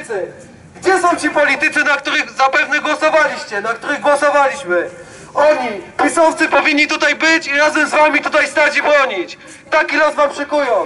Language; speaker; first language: Polish; native; Polish